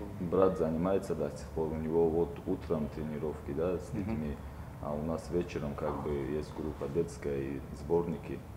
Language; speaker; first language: Russian; non-native, local second language; Tajik